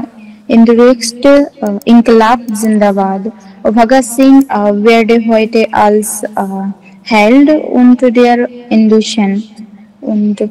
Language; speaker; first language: German; non-native, learner; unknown